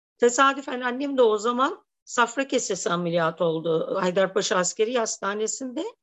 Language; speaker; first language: Turkish; native; Turkish